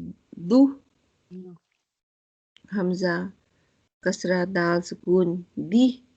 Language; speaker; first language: Arabic; non-native, learner; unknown